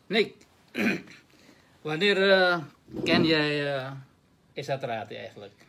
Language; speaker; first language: Dutch; non-native, learner; Indonesian